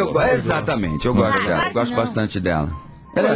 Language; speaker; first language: Portuguese; native; Portuguese